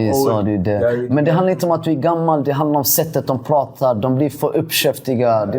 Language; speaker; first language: Swedish; early bilingual, other home language; Somali